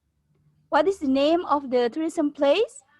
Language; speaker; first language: English; non-native, learner; Indonesian